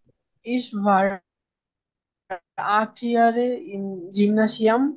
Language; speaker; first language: German; non-native, learner; Bangla